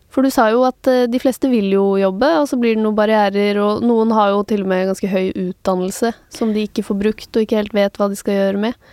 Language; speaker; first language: Norwegian; native; Norwegian